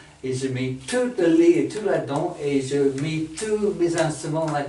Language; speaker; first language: French; non-native, fluent; English